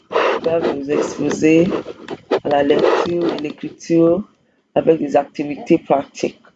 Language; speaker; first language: French; non-native, fluent; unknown